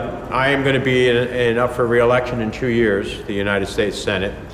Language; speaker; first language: English; early bilingual, other home language; Spanish